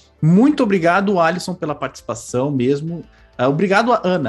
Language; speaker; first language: Portuguese; native; Portuguese